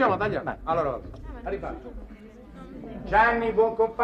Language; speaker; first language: Italian; native; Italian